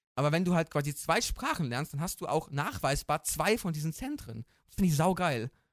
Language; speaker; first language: German; native; German